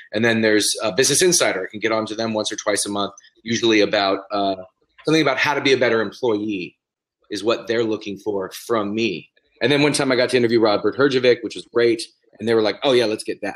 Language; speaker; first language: English; native; English